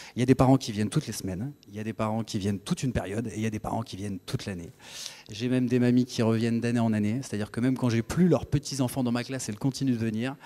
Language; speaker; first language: French; native; French